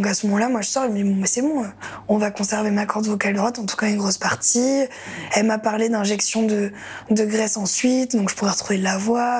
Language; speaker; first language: French; native; French